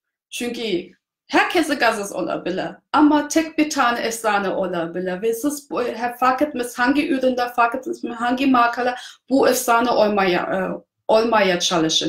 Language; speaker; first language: Turkish; non-native, fluent; German